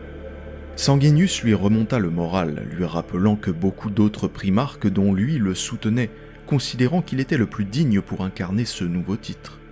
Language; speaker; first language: French; native; French